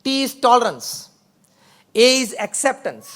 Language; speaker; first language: English; non-native, local second language; Gujarati